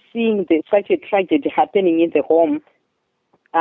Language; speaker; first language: English; non-native, local second language; Shona